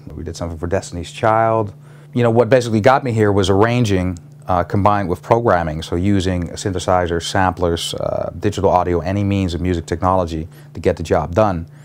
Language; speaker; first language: English; non-native, fluent; Dutch